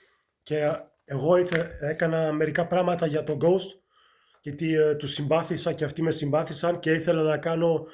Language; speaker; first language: Greek; early bilingual, heritage; Greek